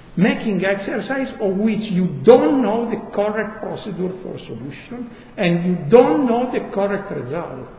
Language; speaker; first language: English; non-native, fluent; Italian